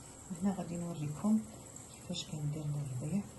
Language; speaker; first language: Arabic; native; Arabic